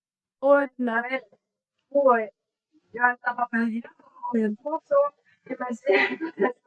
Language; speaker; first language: Spanish; non-native, learner; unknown